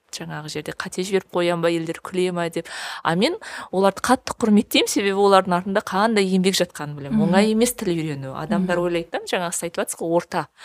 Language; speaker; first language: Kazakh; native; Kazakh